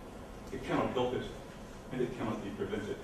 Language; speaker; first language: English; non-native, fluent; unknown